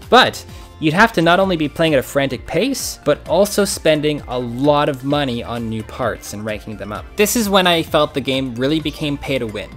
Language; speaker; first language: English; native; English